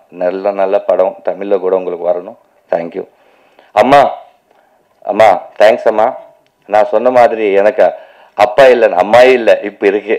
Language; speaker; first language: Tamil; non-native, local second language; Telugu